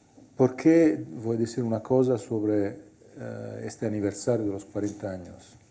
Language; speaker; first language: Spanish; non-native, fluent; Italian